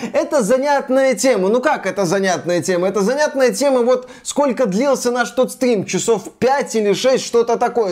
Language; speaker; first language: Russian; native; Russian